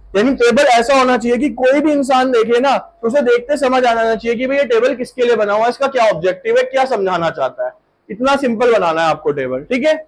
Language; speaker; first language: Hindi; native; Hindi